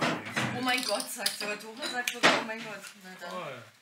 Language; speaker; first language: German; native; German